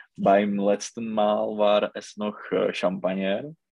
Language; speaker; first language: German; non-native, learner; Czech